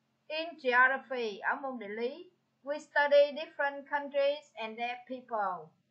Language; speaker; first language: English; non-native, fluent; Vietnamese